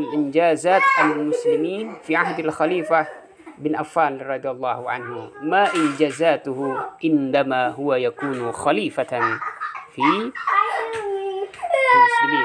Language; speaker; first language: Arabic; non-native, fluent; Indonesian